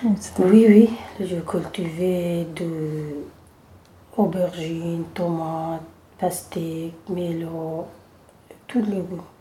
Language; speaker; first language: French; non-native, learner; Kurdish